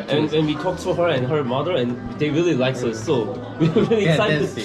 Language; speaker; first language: English; non-native, fluent; Korean